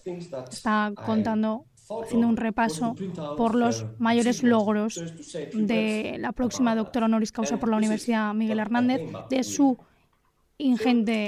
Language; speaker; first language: Spanish; native; Spanish